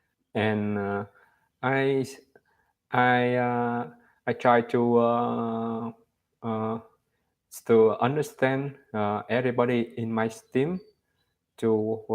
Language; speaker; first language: English; non-native, learner; Vietnamese